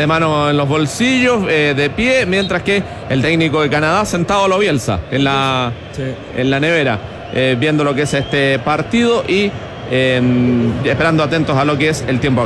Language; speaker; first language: Spanish; native; Spanish